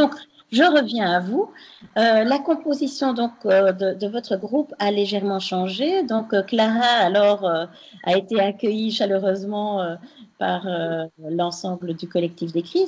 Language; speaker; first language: French; native; French